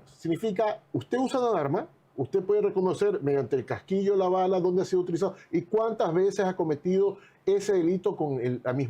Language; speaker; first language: Spanish; native; Spanish